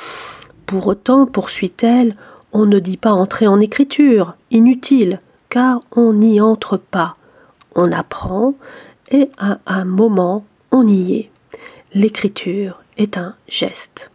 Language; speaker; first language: French; native; French